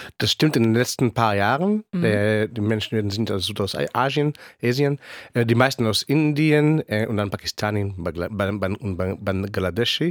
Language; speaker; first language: German; non-native, fluent; Hebrew